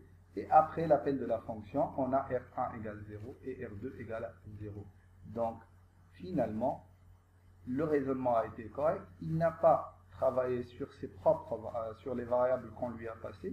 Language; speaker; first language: French; non-native, local second language; Arabic